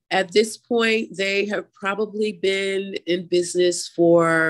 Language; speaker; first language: English; native; English